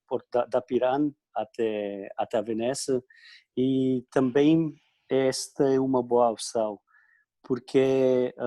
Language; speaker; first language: Portuguese; non-native, fluent; Slovenian